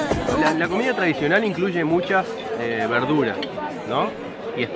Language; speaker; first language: Spanish; native; Spanish